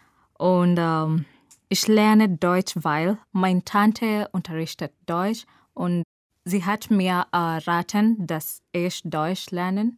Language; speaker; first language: German; non-native, learner; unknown